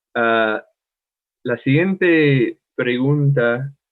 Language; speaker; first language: Spanish; non-native, learner; English